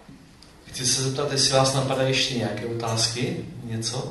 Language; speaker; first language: Czech; non-native, fluent; Amharic